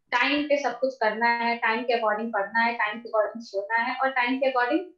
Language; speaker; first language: Hindi; native; Hindi